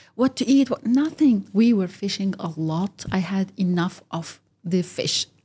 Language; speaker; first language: English; early bilingual, other home language; Arabic